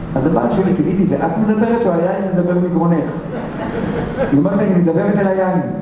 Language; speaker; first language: Hebrew; native; Hebrew